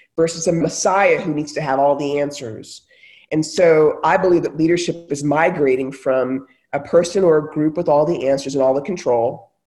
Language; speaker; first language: English; native; English